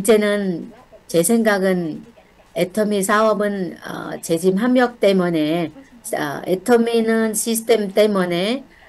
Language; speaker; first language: Korean; non-native, learner; Thai